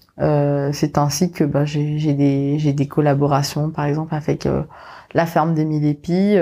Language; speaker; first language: French; non-native, local second language; Morisyen